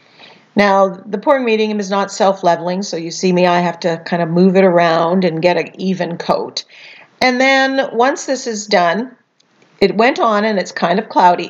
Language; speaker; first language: English; native; English